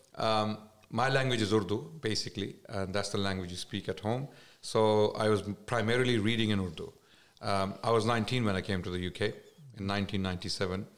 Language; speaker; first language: English; non-native, local second language; Urdu